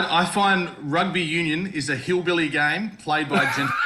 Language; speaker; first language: English; native; English